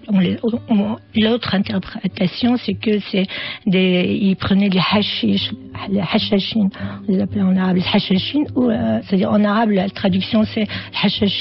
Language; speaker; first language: French; non-native, fluent; Arabic